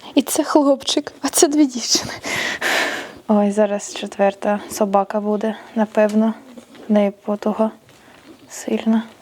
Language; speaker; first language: Ukrainian; non-native, local second language; Russian